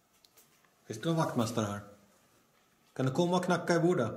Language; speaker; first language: Swedish; native; Swedish